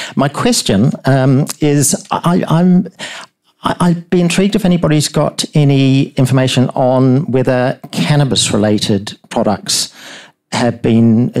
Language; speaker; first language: English; native; English